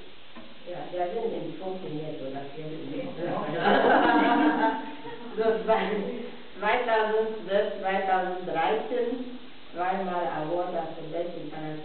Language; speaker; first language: German; non-native, fluent; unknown